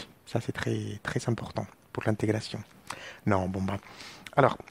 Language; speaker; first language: French; non-native, fluent; Spanish